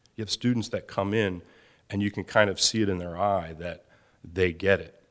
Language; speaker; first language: English; native; English